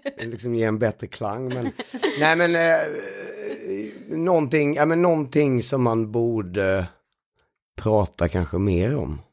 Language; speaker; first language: Swedish; native; Swedish